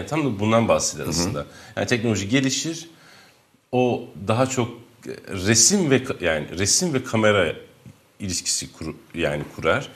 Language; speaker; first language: Turkish; non-native, local second language; Kurdish